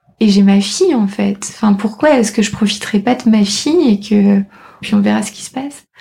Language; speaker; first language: French; native; French